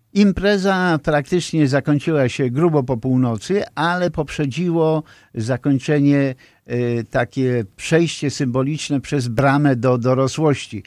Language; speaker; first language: Polish; native; Polish